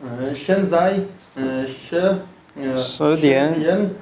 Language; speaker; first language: Chinese; non-native, fluent; Pashto